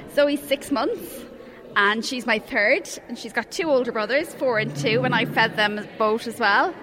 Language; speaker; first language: English; native; English